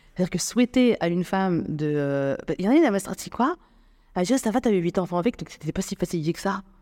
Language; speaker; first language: French; native; French